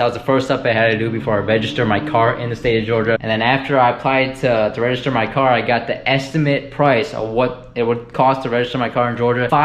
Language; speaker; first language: English; native; English